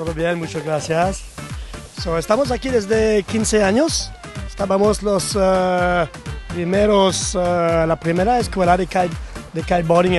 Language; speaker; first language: Spanish; non-native, learner; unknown